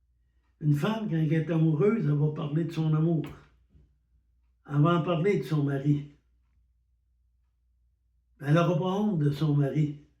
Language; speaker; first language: French; native; French